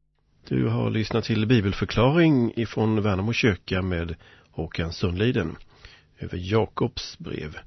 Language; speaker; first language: Swedish; native; Swedish